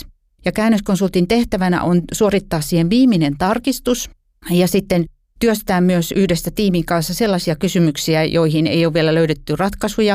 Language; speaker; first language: Finnish; native; Finnish